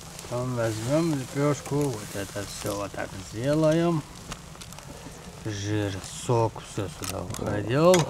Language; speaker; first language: Russian; non-native, local second language; Uyghur